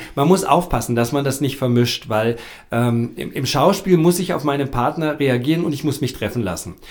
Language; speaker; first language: German; native; German